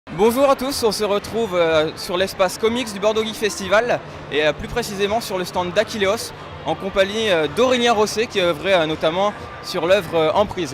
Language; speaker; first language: French; native; French